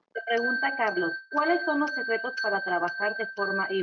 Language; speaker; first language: Spanish; native; Spanish